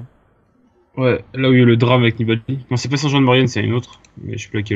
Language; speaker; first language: French; native; French